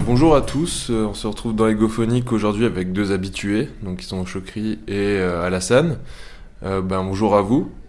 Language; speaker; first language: French; native; French